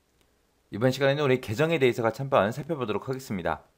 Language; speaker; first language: Korean; native; Korean